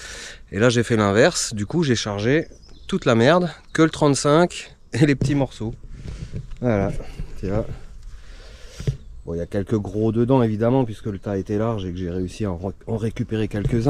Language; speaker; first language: French; native; French